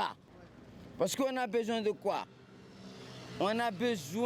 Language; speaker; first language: French; non-native, local second language; Comorian